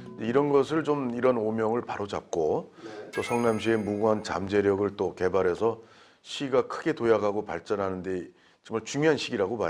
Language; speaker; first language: Korean; native; Korean